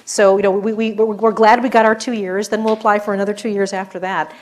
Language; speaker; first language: English; native; English